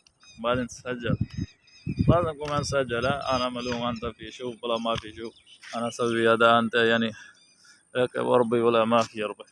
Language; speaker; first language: Arabic; non-native, learner; Saraiki